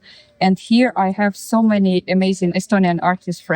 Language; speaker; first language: English; non-native, learner; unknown